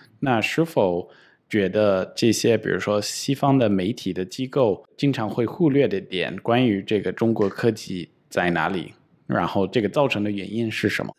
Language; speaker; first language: Chinese; non-native, fluent; English